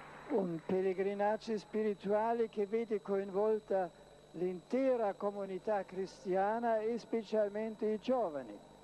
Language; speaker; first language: Italian; non-native, fluent; German